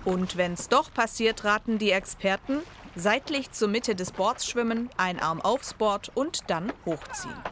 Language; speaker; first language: German; native; German